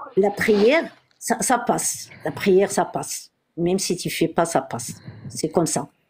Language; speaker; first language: French; non-native, local second language; Arabic